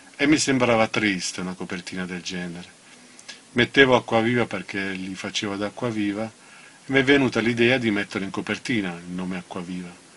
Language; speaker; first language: Italian; non-native, local second language; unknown